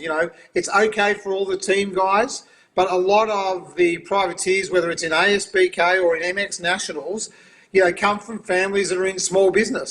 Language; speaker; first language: English; native; English